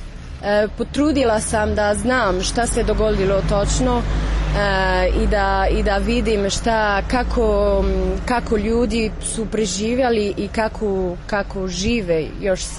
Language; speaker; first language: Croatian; non-native, learner; French